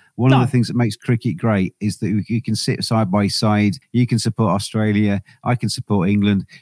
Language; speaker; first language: English; native; English